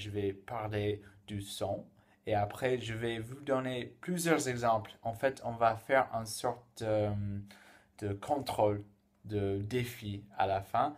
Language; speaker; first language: French; non-native, fluent; English